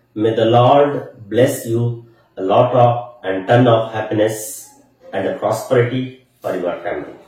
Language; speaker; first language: English; non-native, local second language; Kannada